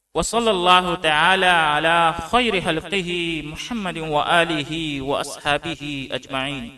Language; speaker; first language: Urdu; native; Urdu